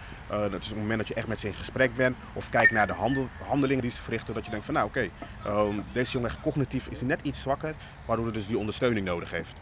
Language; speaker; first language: Dutch; native; Dutch